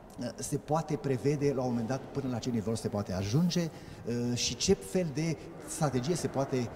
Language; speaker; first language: Romanian; native; Romanian